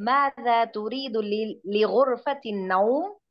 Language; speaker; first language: Arabic; non-native, learner; Urdu